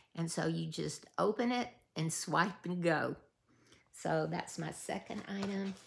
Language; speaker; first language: English; native; English